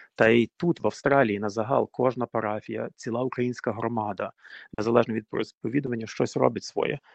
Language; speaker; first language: Ukrainian; native; Ukrainian